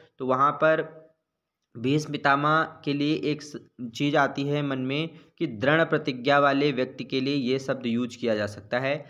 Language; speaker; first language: Hindi; native; Hindi